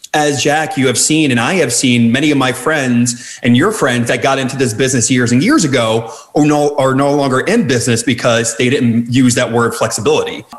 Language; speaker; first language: English; native; English